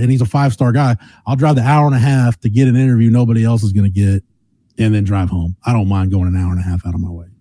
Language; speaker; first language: English; native; English